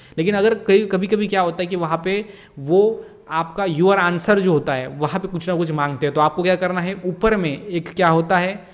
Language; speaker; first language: Hindi; non-native, local second language; Marathi